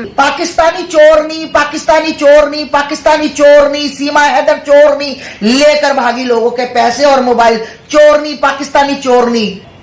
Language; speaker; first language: Hindi; native; Hindi